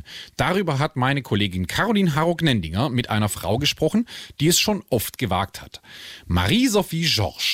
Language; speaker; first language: German; native; German